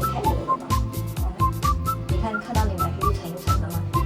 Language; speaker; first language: Chinese; native; Chinese